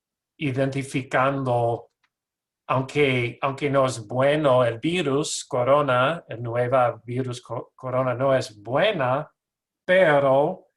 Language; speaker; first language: Spanish; non-native, fluent; English